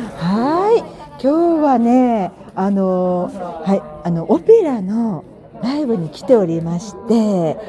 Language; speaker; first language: Japanese; native; Japanese